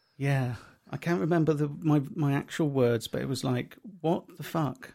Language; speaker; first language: English; native; English